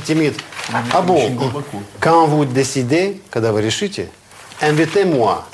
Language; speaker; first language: French; non-native, fluent; Russian